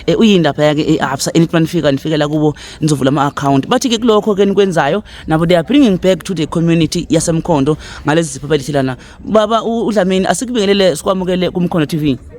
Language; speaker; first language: Zulu; native; Zulu